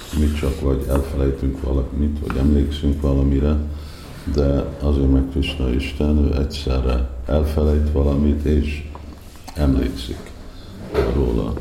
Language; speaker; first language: Hungarian; early bilingual, heritage; English